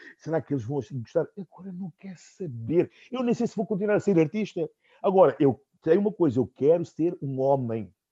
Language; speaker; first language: Portuguese; non-native, local second language; Upper Guinea Crioulo